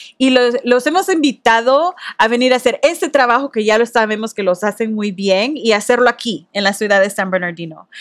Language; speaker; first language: Spanish; early bilingual, heritage; Spanish